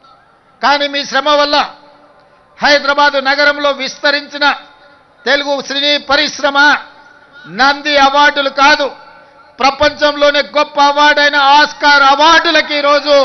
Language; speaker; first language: Telugu; native; Telugu